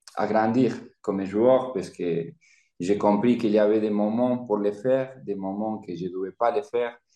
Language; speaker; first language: French; non-native, learner; Spanish